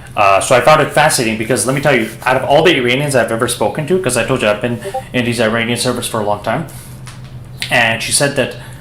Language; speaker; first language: English; early bilingual, other home language; Persian